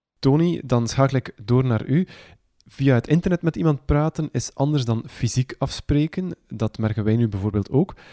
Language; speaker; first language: Dutch; native; Dutch